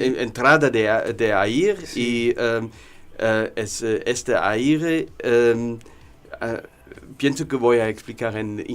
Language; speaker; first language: Spanish; non-native, learner; German